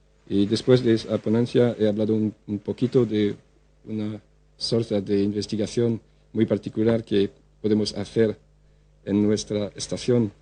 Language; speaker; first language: Spanish; non-native, fluent; French